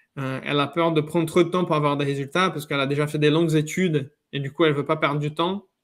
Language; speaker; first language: French; non-native, fluent; Portuguese